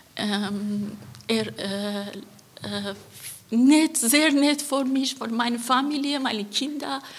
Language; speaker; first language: German; non-native, learner; Persian